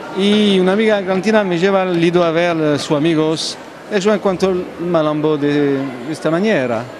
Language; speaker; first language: Spanish; non-native, learner; French